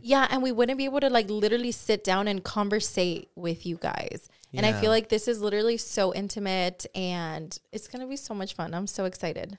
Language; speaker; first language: English; early bilingual, other home language; Spanish